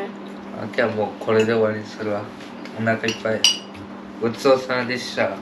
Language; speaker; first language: Japanese; early bilingual, other home language; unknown